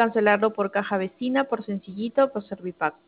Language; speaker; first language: Spanish; native; Spanish